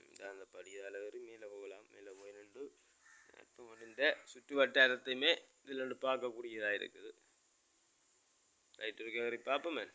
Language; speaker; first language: Tamil; native; Tamil